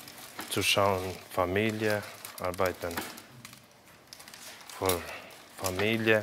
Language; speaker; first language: German; non-native, learner; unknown